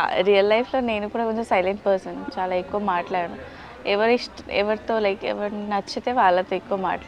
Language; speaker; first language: Telugu; non-native, learner; Bangla